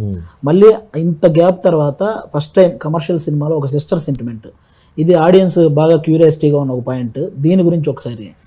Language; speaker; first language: Telugu; native; Telugu